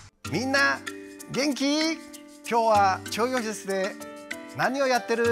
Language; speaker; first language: Japanese; non-native, fluent; Chinese